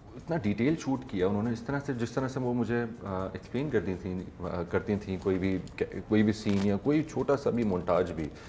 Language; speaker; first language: Urdu; native; Urdu